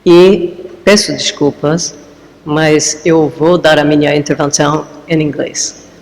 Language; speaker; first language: Portuguese; non-native, learner; English